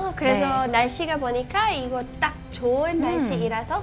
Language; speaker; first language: Korean; non-native, fluent; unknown